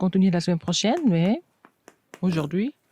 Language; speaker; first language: French; non-native, fluent; Korean